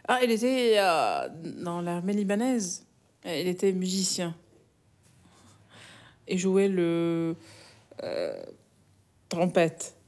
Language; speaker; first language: French; non-native, local second language; Arabic